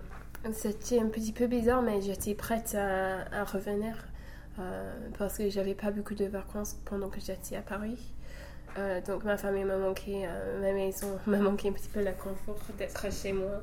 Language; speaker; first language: French; non-native, fluent; English